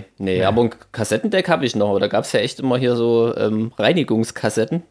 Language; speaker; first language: German; native; German